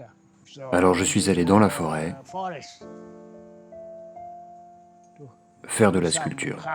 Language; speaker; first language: French; non-native, learner; Thai